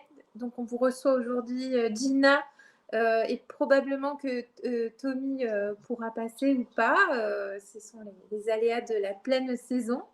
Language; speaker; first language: French; native; French